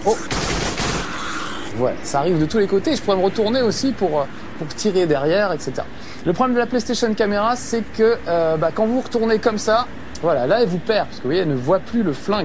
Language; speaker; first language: French; native; French